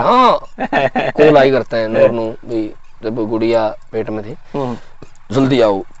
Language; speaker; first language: Hindi; native; Hindi